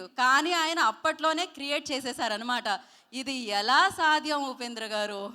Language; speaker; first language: Telugu; native; Telugu